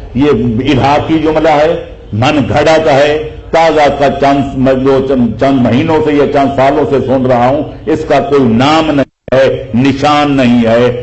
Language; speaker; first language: Urdu; non-native, local second language; Punjabi